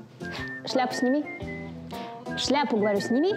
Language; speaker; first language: Russian; native; Russian